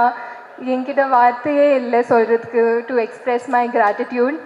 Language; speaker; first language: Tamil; non-native, learner; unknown